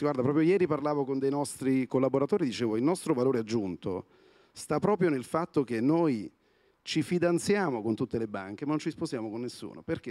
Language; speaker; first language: Italian; native; Italian